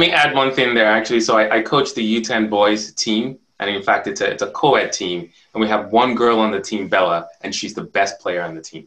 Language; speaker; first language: English; non-native, local second language; Yoruba